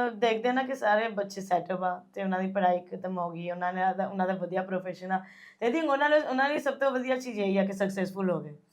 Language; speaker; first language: Punjabi; early bilingual, heritage; Punjabi